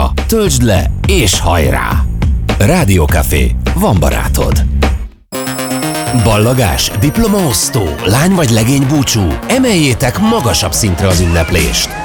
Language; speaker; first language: Hungarian; native; Hungarian